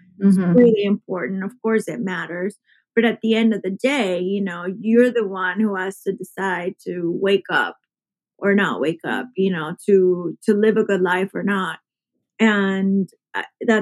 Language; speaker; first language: English; early bilingual, other home language; Spanish